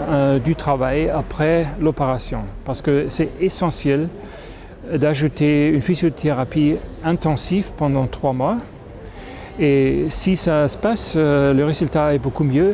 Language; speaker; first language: French; non-native, fluent; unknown